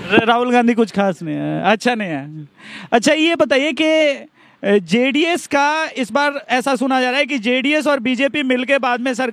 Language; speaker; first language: Hindi; native; Hindi